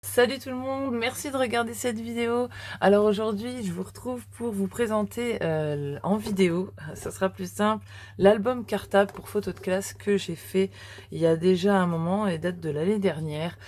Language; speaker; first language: French; native; French